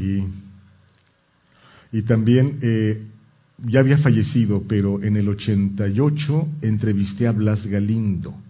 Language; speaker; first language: Spanish; native; Spanish